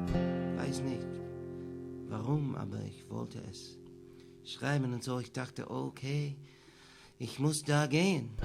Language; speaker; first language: German; non-native, learner; English